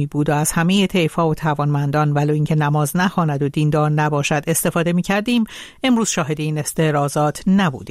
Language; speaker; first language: Persian; native; Persian